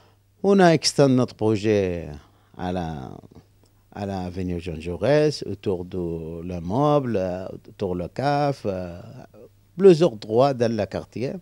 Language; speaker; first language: French; non-native, learner; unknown